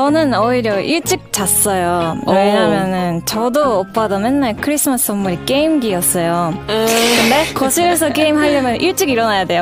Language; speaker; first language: Korean; non-native, fluent; Japanese